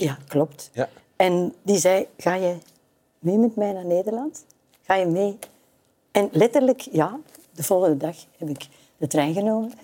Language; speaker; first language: Dutch; native; Dutch